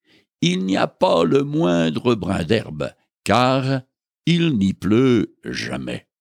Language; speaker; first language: French; native; French